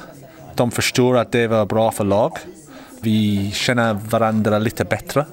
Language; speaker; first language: Swedish; non-native, learner; English